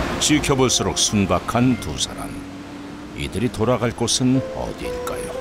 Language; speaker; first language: Korean; native; Korean